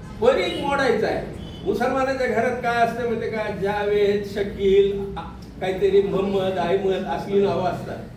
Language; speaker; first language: Marathi; non-native, local second language; Urdu